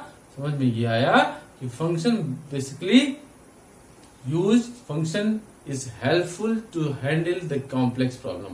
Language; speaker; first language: Hindi; native; Hindi